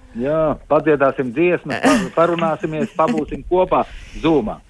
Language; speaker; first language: Latvian; native; Latvian